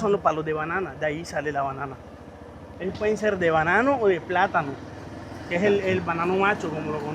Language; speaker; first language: Spanish; native; Spanish